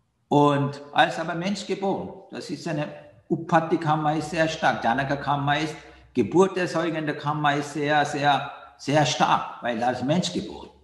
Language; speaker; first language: German; non-native, learner; Sinhala